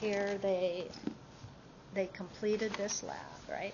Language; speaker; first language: English; native; English